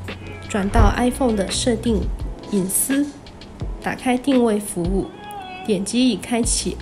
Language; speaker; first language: Chinese; native; Chinese